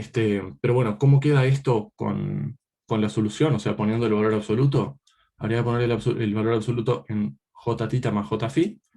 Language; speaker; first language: Spanish; native; Spanish